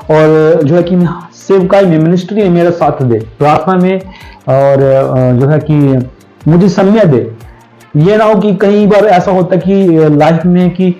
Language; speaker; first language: Hindi; native; Hindi